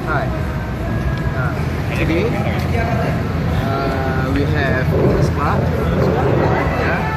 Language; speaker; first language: English; non-native, learner; Indonesian